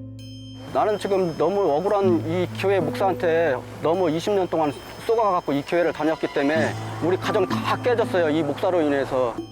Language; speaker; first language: Korean; native; Korean